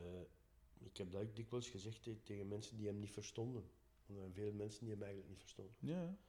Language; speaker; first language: Dutch; native; Dutch